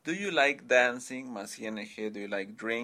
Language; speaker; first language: English; non-native, fluent; Spanish